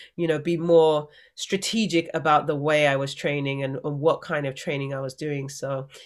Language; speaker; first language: English; native; English